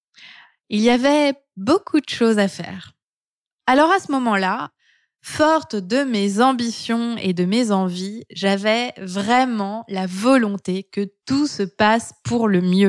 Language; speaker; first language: French; native; French